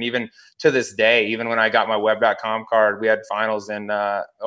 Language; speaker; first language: English; native; English